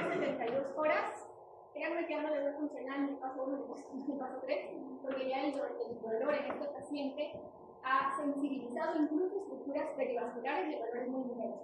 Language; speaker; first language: Spanish; native; Spanish